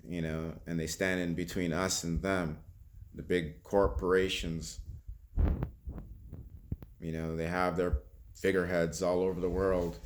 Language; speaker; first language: English; native; English